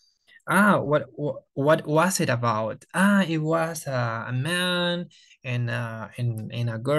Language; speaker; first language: English; non-native, fluent; Spanish